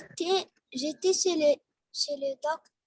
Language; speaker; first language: French; non-native, learner; Arabic